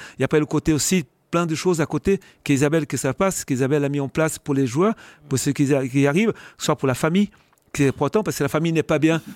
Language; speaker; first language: French; non-native, fluent; Portuguese